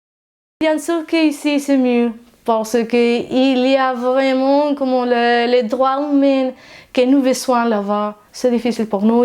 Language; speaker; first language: French; non-native, learner; Spanish